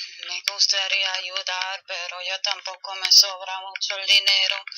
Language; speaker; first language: Spanish; non-native, fluent; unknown